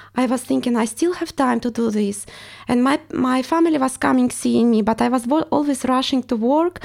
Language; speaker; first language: English; non-native, fluent; Estonian